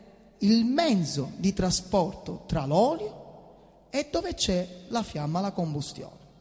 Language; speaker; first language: Italian; native; Italian